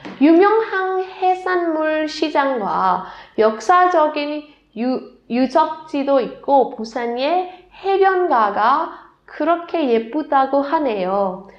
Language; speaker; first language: Korean; non-native, learner; Burmese